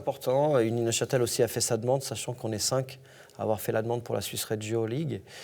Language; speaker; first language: French; native; French